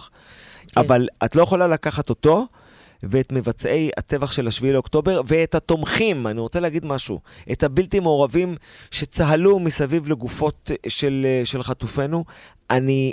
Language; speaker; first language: Hebrew; native; Hebrew